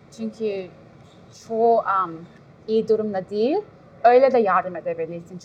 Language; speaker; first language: Turkish; early bilingual, heritage; Turkish